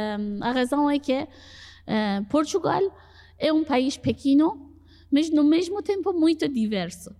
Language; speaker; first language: Portuguese; non-native, fluent; Persian